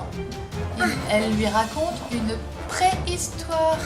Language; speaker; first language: French; native; French